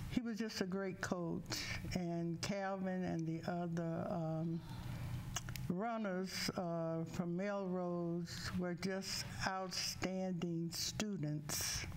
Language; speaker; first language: English; native; English